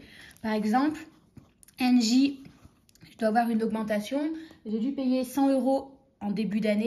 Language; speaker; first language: French; native; French